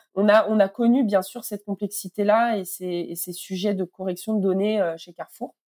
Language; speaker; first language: French; native; French